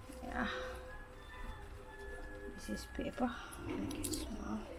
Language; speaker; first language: English; non-native, learner; Wolof